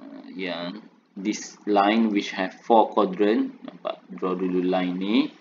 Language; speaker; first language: English; non-native, local second language; Malay